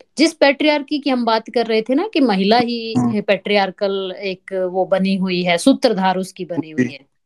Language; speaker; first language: Hindi; native; Hindi